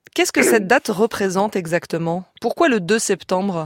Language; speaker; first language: French; native; French